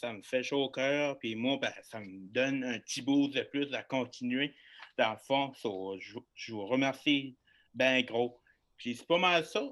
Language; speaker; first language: French; native; French